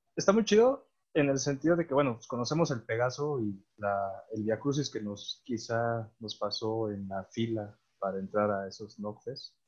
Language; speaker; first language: Spanish; native; Spanish